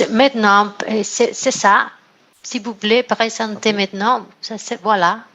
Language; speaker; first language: French; non-native, learner; Spanish